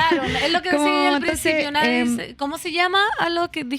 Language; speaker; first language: Spanish; native; Spanish